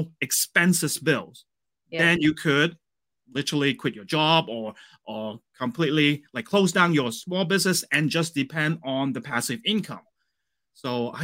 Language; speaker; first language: English; non-native, local second language; Cantonese